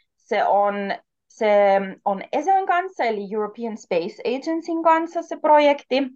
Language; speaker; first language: Finnish; non-native, fluent; German